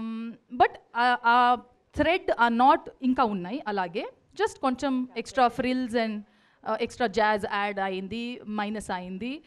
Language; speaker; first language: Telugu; non-native, fluent; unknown